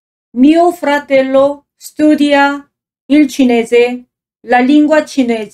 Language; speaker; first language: Italian; non-native, fluent; Korean